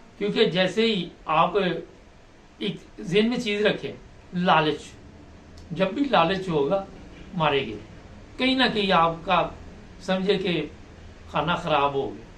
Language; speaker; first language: Urdu; native; Urdu